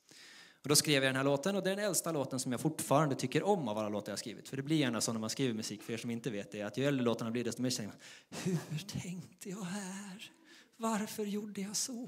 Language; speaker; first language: Swedish; native; Swedish